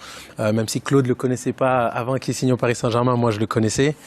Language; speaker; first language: French; native; French